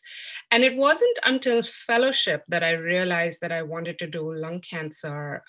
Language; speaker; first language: English; non-native, local second language; Hindi